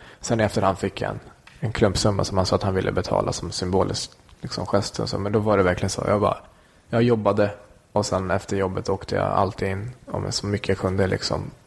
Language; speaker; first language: Swedish; early bilingual, other home language; Kurdish